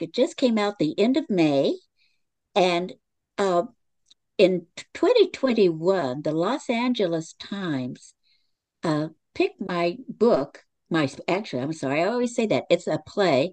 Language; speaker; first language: English; native; English